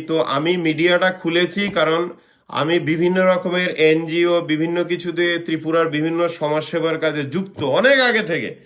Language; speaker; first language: Bangla; native; Bangla